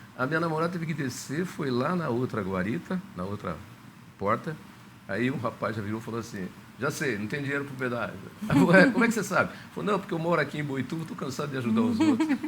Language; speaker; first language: Portuguese; native; Portuguese